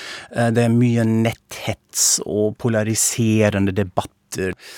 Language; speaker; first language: Norwegian; non-native, fluent; German